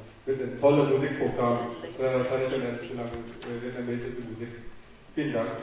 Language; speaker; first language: German; non-native, fluent; Vietnamese